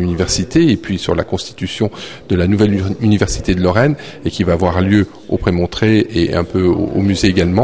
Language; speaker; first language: French; native; French